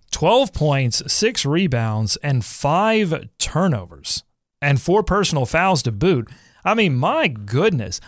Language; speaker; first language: English; native; English